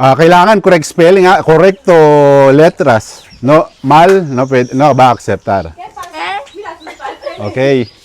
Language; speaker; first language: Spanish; non-native, learner; Filipino